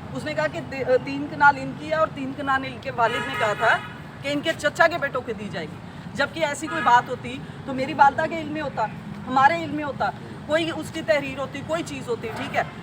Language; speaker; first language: Urdu; non-native, local second language; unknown